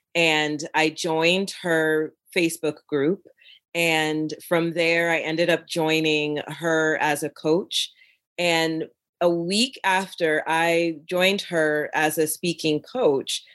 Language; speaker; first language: English; native; English